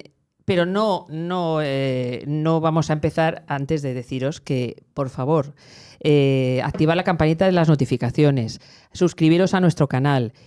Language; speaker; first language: Spanish; native; Spanish